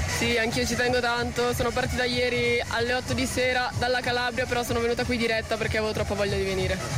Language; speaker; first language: Italian; native; Italian